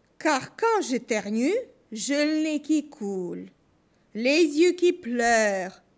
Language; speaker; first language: French; non-native, fluent; Russian